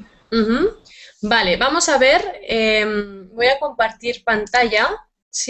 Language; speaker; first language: Spanish; native; Spanish